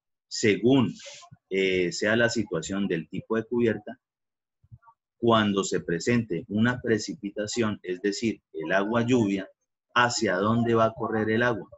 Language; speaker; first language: Spanish; native; Spanish